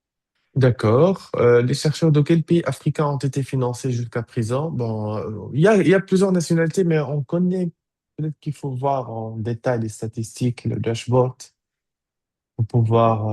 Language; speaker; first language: French; native; French